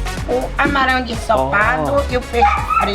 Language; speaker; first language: Portuguese; native; Portuguese